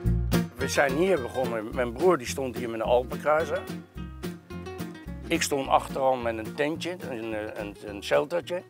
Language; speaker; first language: Dutch; native; Dutch